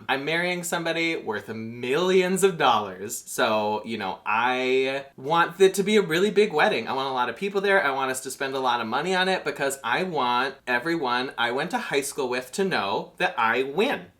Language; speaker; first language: English; native; English